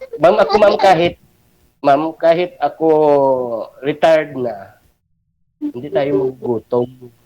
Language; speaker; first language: Filipino; non-native, local second language; Hiligaynon